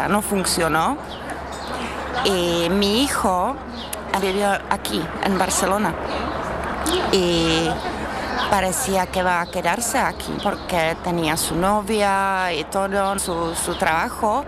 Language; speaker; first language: Spanish; non-native, fluent; Czech